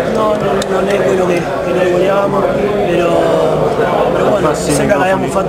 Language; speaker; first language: Italian; non-native, fluent; Spanish